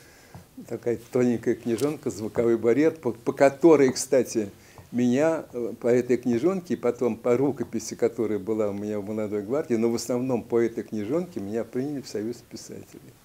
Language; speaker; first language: Russian; native; Russian